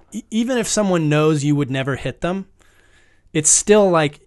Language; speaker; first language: English; native; English